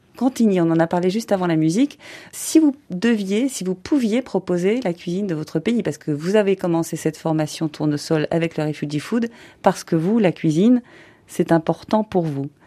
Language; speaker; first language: French; native; French